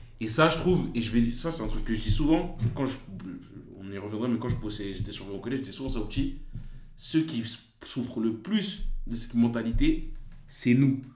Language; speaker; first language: French; native; French